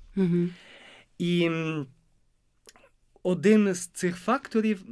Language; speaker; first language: Ukrainian; non-native, fluent; Italian